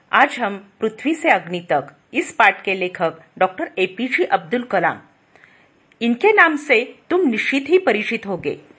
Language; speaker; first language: Hindi; non-native, local second language; Marathi